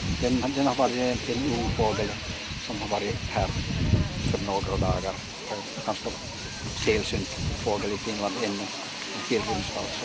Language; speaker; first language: Swedish; non-native, local second language; Finnish